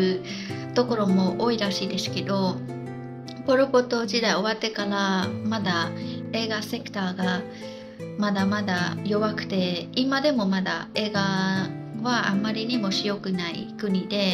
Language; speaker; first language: Japanese; non-native, fluent; Khmer